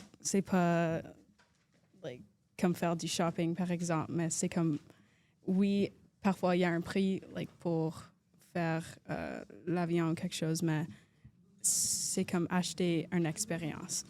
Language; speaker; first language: French; non-native, local second language; English